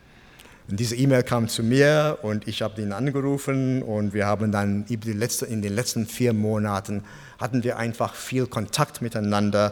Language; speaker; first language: German; non-native, fluent; English